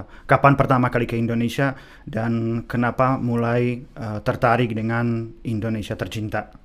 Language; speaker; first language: Indonesian; non-native, fluent; Czech